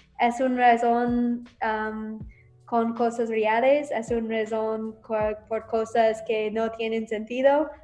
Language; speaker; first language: Spanish; non-native, learner; English